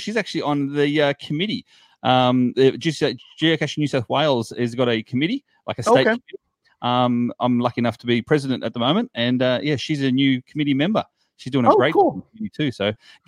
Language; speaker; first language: English; native; English